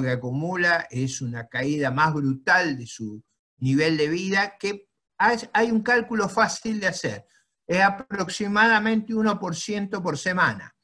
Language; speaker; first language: Spanish; native; Spanish